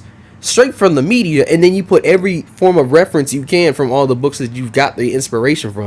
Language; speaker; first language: English; native; English